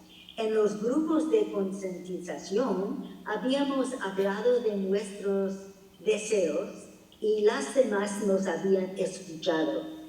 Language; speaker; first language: Spanish; non-native, fluent; English